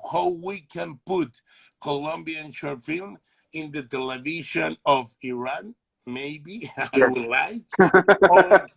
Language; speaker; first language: English; non-native, learner; Spanish